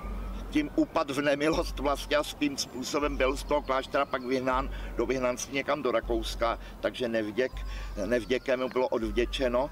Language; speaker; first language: Czech; native; Czech